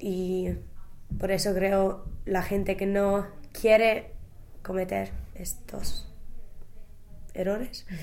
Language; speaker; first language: Spanish; non-native, fluent; English